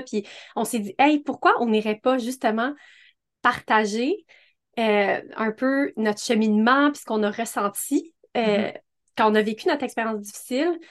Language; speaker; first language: French; native; French